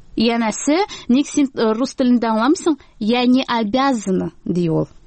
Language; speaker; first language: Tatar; native; Tatar